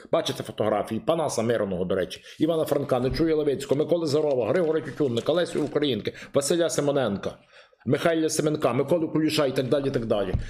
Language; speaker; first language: Ukrainian; native; Ukrainian